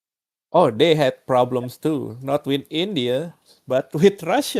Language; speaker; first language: English; non-native, learner; Indonesian